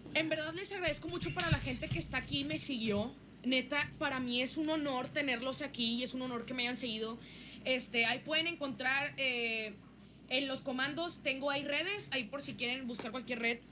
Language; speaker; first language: Spanish; native; Spanish